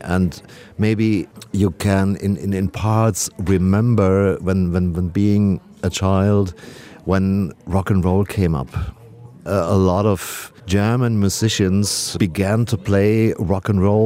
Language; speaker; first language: English; non-native, fluent; German